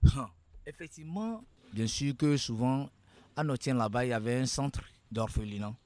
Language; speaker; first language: French; non-native, local second language; Ewe